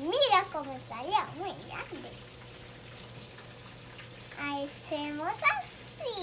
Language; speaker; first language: Spanish; early bilingual, heritage; Spanish